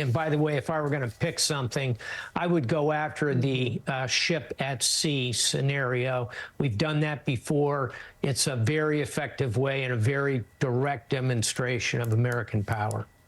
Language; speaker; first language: English; native; English